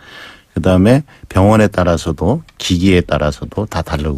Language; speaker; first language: Korean; native; Korean